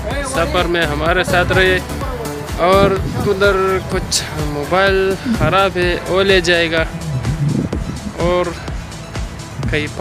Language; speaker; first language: Hindi; non-native, local second language; Pashto